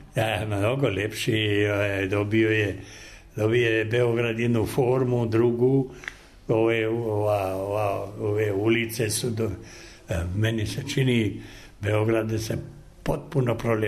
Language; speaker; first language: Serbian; non-native, local second language; Albanian